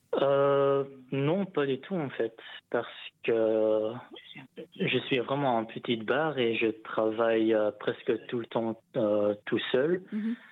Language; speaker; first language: French; non-native, local second language; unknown